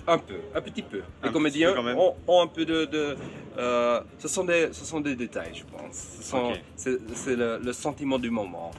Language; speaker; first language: French; non-native, fluent; Dutch